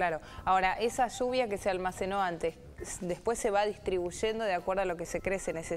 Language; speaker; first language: Spanish; native; Spanish